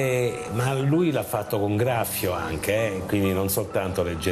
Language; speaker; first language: Italian; native; Italian